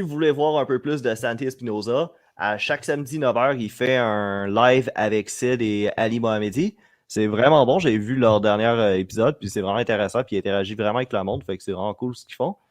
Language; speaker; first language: French; native; French